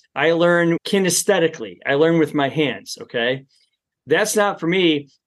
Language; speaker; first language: English; native; English